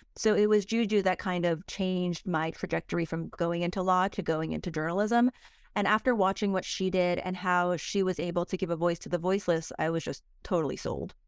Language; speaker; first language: English; early bilingual, other home language; Korean